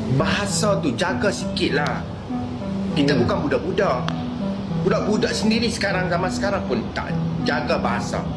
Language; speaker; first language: Malay; native; Malay